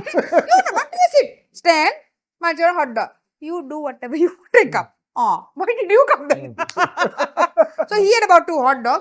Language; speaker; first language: English; non-native, local second language; Sinhala